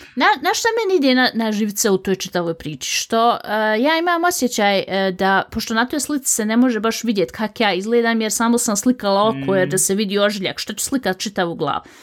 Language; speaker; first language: Bosnian; early bilingual, heritage; Bosnian